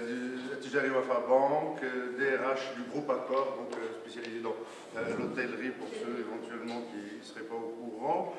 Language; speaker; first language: French; non-native, local second language; Arabic